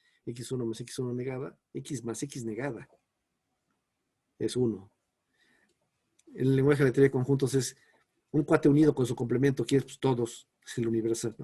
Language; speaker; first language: Spanish; native; Spanish